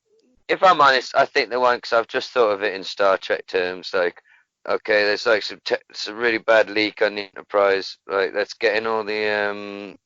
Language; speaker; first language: English; native; English